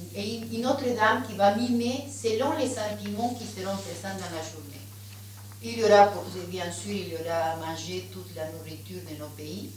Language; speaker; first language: French; non-native, fluent; Spanish